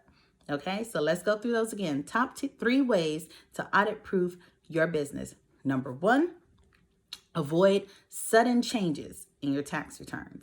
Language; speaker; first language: English; native; English